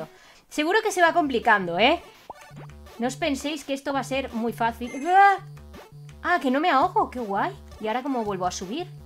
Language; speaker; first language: Spanish; native; Spanish